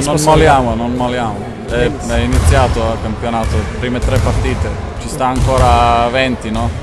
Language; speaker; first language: Italian; non-native, fluent; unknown